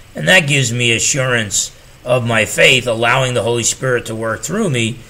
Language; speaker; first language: English; native; English